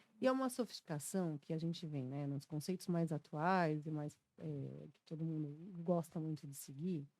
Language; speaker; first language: Portuguese; native; Portuguese